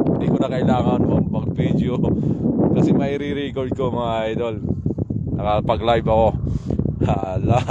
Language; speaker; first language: Filipino; non-native, local second language; Waray